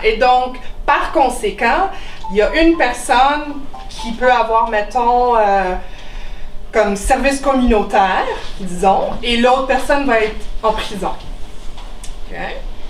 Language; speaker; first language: French; non-native, local second language; English